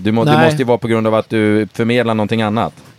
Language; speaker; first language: Swedish; native; Swedish